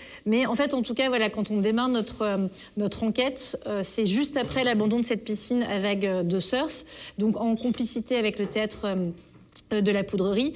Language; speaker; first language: French; native; French